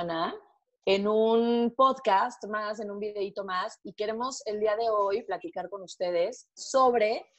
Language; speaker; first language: Spanish; native; Spanish